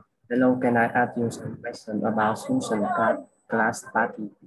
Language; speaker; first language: English; non-native, learner; Vietnamese